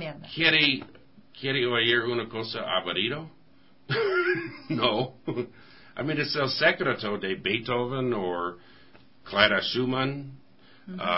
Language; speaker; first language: Spanish; non-native, learner; English